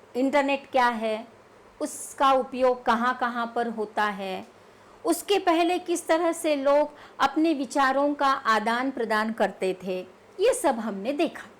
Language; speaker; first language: Hindi; non-native, local second language; Kannada